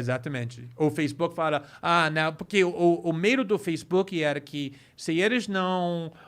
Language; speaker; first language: Portuguese; non-native, fluent; English